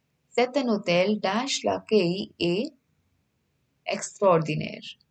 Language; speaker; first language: French; non-native, fluent; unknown